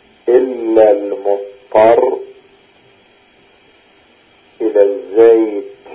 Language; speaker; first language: Arabic; native; Arabic